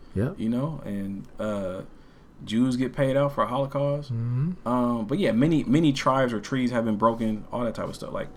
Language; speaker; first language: English; native; English